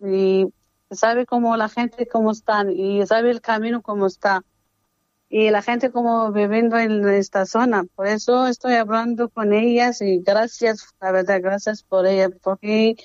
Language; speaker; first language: Spanish; non-native, learner; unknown